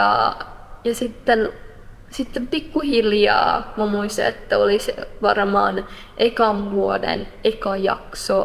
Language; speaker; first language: Finnish; non-native, fluent; Persian